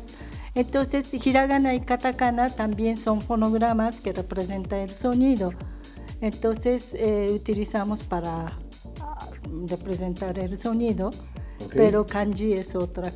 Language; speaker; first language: Spanish; non-native, fluent; Japanese